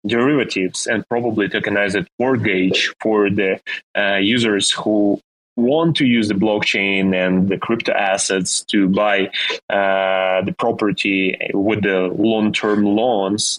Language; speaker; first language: English; non-native, fluent; Ukrainian